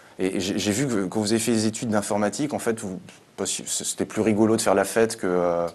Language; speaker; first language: French; native; French